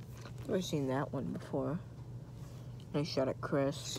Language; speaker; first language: English; native; English